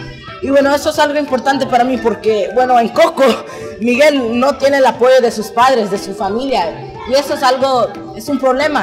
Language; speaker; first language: Spanish; early bilingual, heritage; Spanish